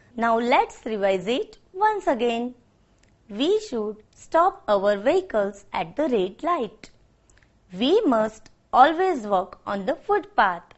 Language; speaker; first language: English; non-native, local second language; Gujarati